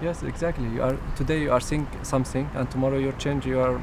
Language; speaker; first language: English; non-native, learner; Arabic